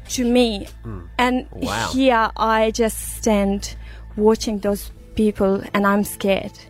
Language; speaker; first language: English; non-native, fluent; Persian